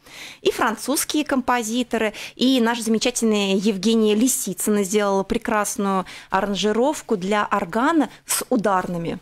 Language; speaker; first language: Russian; native; Russian